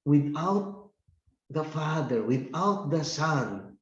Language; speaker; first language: English; non-native, local second language; Filipino